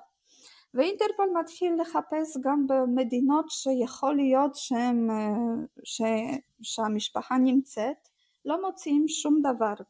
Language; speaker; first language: Hebrew; non-native, fluent; Russian